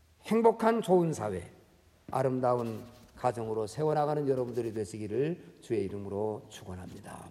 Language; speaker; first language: Korean; native; Korean